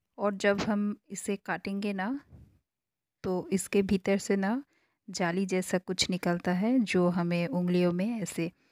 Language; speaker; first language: Hindi; non-native, local second language; Bangla